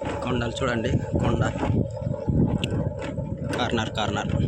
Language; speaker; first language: Telugu; native; Telugu